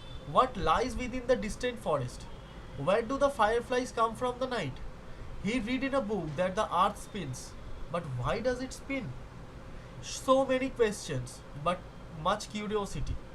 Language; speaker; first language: English; non-native, local second language; Bangla